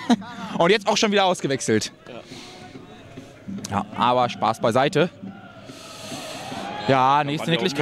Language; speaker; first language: German; native; German